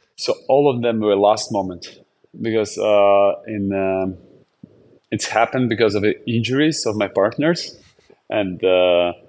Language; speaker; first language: English; non-native, fluent; Latvian